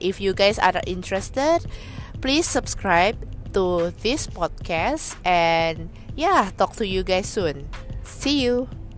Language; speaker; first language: English; non-native, fluent; Indonesian